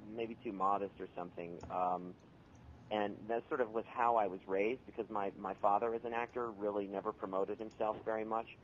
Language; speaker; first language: English; native; English